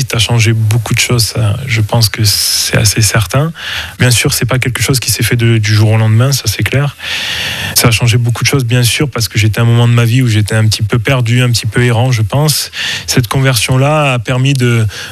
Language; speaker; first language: French; native; French